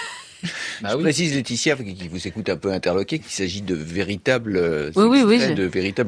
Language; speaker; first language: French; native; French